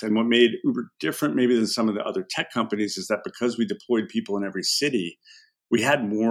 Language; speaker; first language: English; non-native, fluent; Arabic